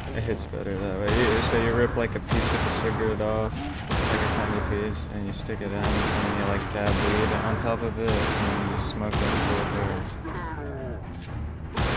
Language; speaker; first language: English; native; English